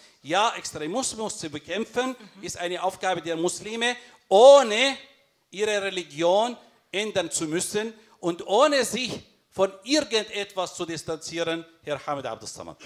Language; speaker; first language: German; non-native, fluent; Arabic